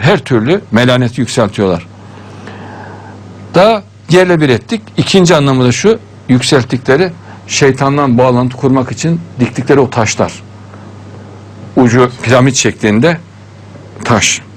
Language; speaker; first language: Turkish; native; Turkish